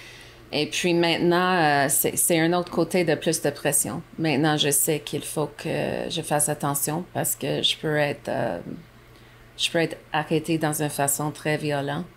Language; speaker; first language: French; non-native, local second language; English